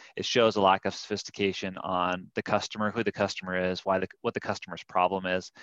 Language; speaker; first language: English; native; English